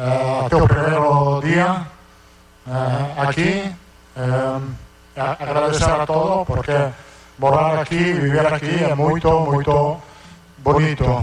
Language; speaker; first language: Portuguese; non-native, fluent; Italian